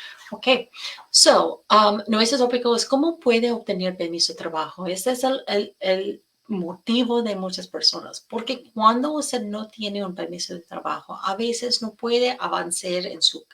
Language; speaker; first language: Spanish; non-native, fluent; English